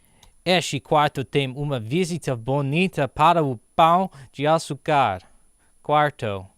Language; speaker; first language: Portuguese; non-native, learner; English